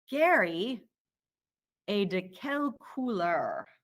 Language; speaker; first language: French; non-native, fluent; English